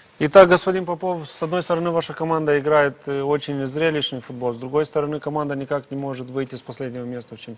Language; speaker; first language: Russian; non-native, local second language; Romanian